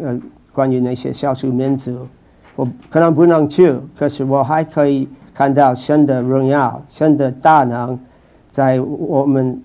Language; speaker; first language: Chinese; non-native, fluent; English